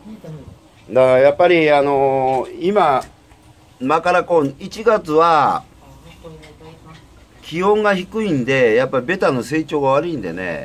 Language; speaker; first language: Japanese; native; Japanese